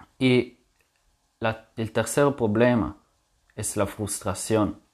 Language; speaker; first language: Spanish; non-native, fluent; French